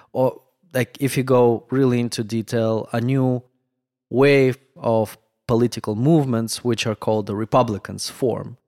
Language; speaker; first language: English; non-native, fluent; Russian